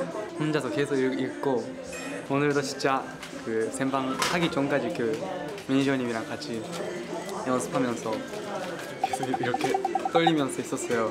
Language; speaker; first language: Korean; non-native, fluent; Japanese